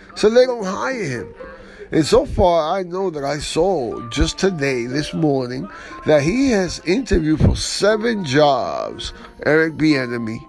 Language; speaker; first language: English; early bilingual, other home language; Spanish